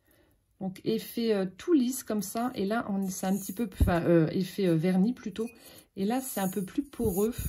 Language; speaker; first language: French; native; French